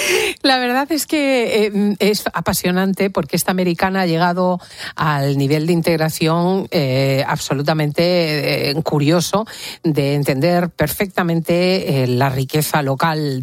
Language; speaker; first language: Spanish; native; Spanish